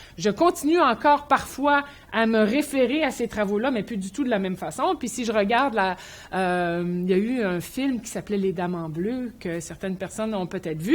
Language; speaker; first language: French; native; French